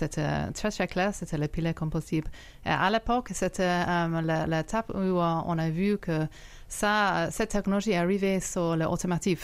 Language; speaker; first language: French; non-native, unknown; English